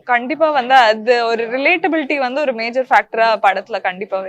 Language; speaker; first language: Tamil; native; Tamil